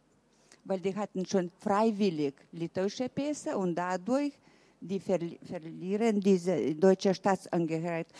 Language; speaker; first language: German; early bilingual, heritage; German